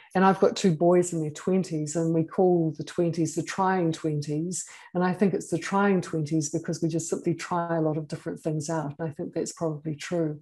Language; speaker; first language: English; native; English